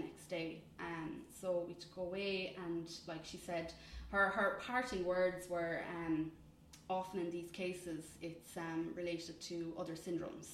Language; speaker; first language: English; native; English